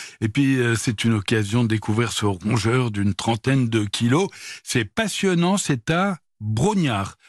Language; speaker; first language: French; native; French